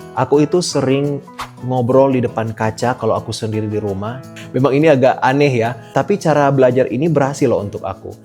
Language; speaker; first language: Indonesian; native; Indonesian